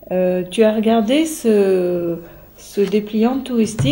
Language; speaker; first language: French; native; French